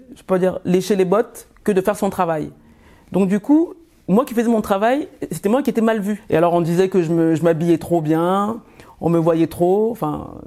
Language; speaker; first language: French; early bilingual, other home language; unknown